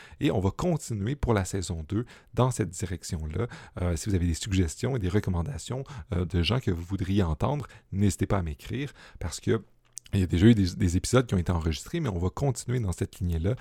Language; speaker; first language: French; native; French